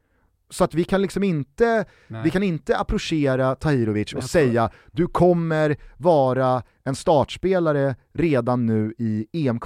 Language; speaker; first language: Swedish; native; Swedish